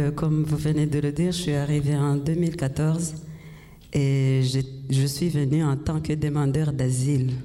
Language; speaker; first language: French; non-native, local second language; Kinyarwanda